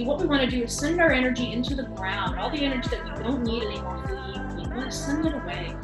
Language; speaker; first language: English; native; English